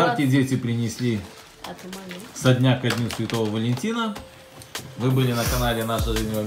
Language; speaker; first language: Russian; native; Russian